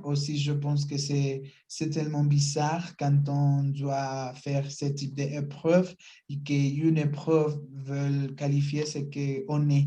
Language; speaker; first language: French; non-native, learner; Spanish